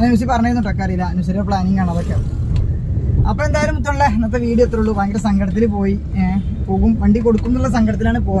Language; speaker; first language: Malayalam; native; Malayalam